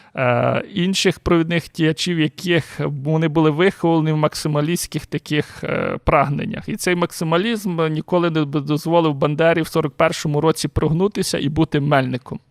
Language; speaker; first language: Ukrainian; native; Ukrainian